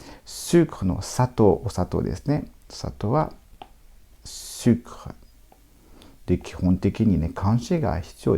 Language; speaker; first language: Japanese; non-native, fluent; French